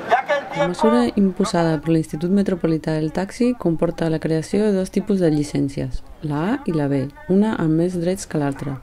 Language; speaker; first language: Catalan; native; Catalan